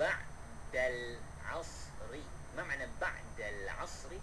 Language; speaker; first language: Arabic; non-native, fluent; Malay